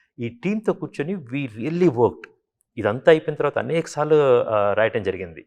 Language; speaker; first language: Telugu; native; Telugu